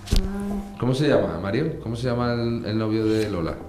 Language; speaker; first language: Spanish; native; Spanish